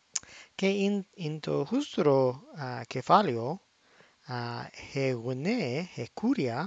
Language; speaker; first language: Greek; non-native, fluent; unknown